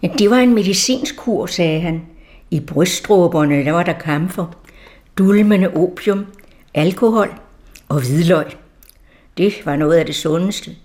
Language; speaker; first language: Danish; native; Danish